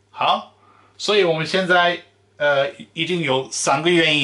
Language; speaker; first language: Chinese; non-native, fluent; Dutch